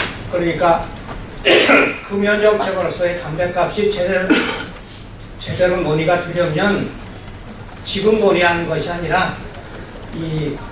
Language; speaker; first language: Korean; native; Korean